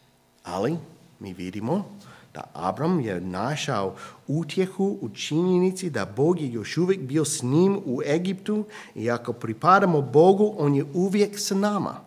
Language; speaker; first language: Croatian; non-native, fluent; English